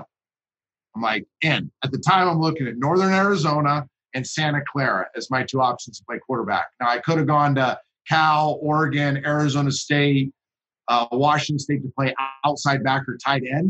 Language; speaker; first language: English; native; English